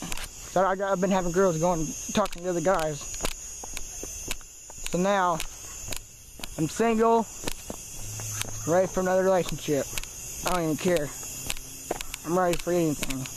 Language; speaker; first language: English; native; English